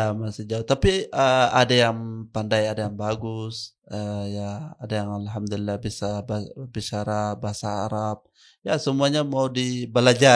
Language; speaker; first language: Indonesian; non-native, learner; Arabic